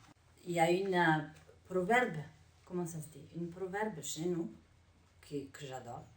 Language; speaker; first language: French; non-native, fluent; Bulgarian